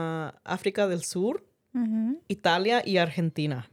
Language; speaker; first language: Spanish; early bilingual, heritage; Spanish